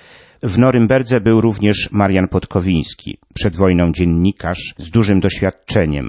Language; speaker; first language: Polish; native; Polish